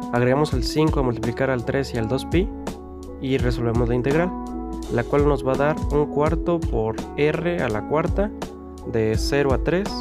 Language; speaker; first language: Spanish; native; Spanish